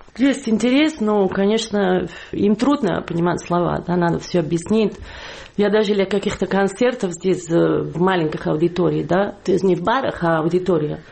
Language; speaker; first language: Russian; non-native, fluent; Catalan